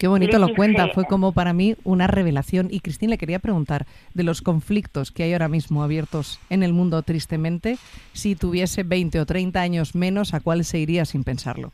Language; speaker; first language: Spanish; native; Spanish